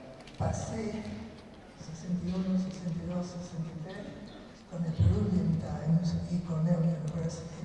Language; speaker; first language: Spanish; non-native, fluent; English